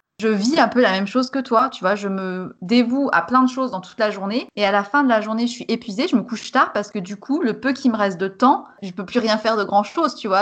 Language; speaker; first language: French; native; French